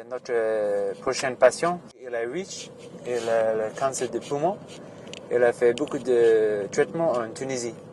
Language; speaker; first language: French; non-native, fluent; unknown